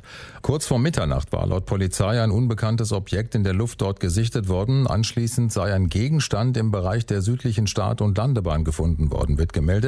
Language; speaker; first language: German; native; German